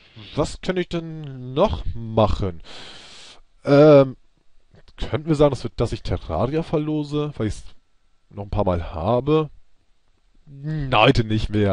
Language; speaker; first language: German; native; German